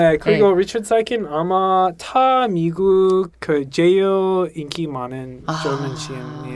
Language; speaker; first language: Korean; non-native, learner; English